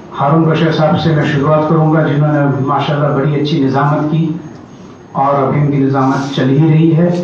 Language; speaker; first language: Urdu; native; Urdu